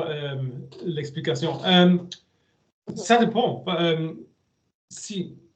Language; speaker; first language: French; non-native, learner; German